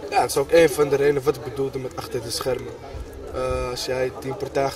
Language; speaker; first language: Dutch; native; Dutch